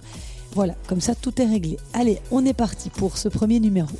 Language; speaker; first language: French; native; French